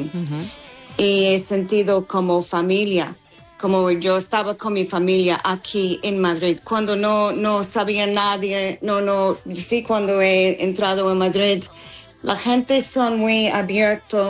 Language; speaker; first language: Spanish; non-native, fluent; English